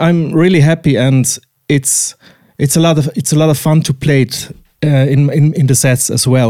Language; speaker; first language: English; non-native, fluent; Swiss German